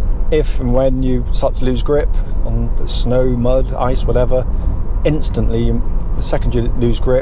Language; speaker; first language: English; native; English